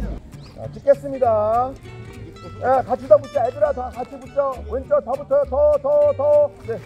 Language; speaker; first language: Korean; native; Korean